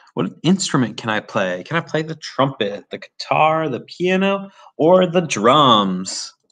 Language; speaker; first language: English; native; English